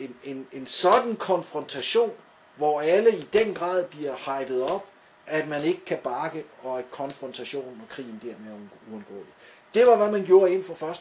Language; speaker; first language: Danish; native; Danish